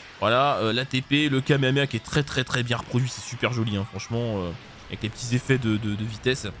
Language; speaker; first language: French; native; French